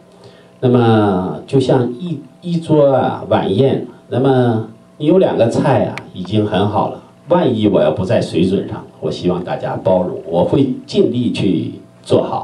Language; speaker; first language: Chinese; native; Chinese